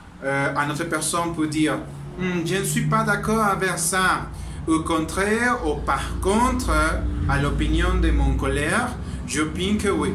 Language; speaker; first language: French; non-native, learner; Spanish